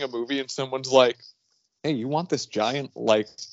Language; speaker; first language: English; native; English